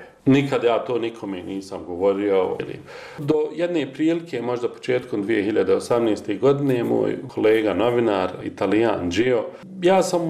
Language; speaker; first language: Croatian; native; Croatian